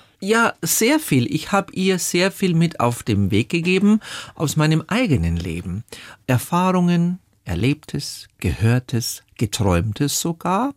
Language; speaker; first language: German; native; German